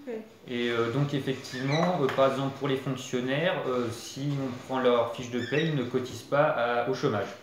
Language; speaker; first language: French; native; French